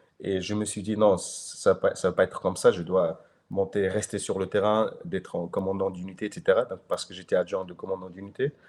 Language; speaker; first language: French; non-native, fluent; Kyrgyz